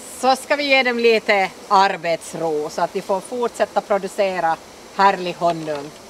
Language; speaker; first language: Swedish; native; Swedish